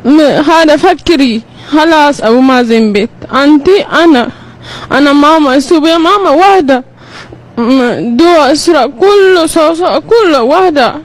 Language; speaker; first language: Arabic; non-native, learner; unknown